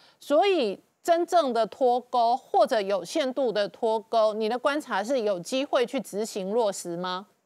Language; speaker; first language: Chinese; native; Chinese